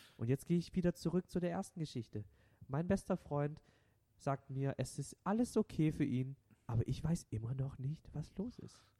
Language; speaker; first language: German; non-native, local second language; Vietnamese